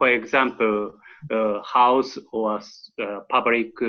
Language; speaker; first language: English; non-native, learner; Japanese